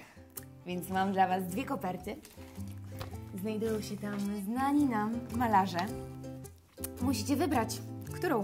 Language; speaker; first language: Polish; native; Polish